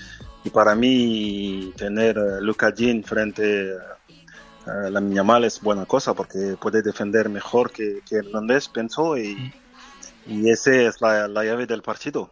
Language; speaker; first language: Spanish; non-native, fluent; French